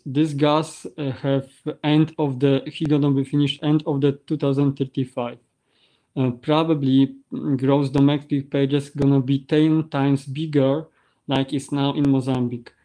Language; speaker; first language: English; non-native, learner; Polish